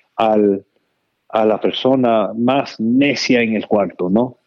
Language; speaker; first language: Spanish; early bilingual, heritage; Spanish